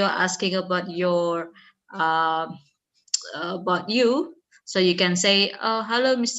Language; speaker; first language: English; non-native, fluent; Indonesian